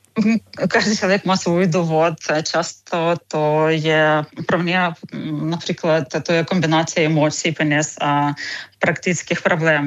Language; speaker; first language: Czech; non-native, learner; Ukrainian